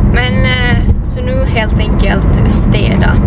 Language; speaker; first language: Swedish; native; Swedish